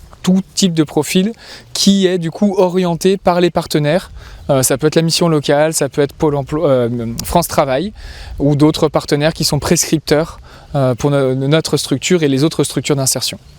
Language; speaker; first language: French; native; French